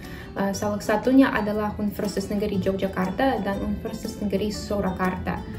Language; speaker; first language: Indonesian; non-native, fluent; Russian